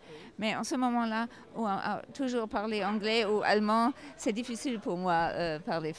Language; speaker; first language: French; non-native, learner; German